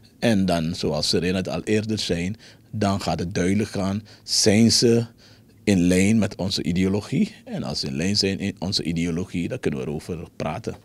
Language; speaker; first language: Dutch; native; Dutch